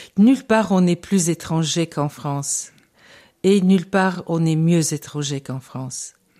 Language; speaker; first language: French; non-native, fluent; Bulgarian